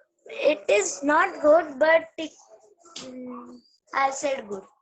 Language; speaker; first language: English; non-native, learner; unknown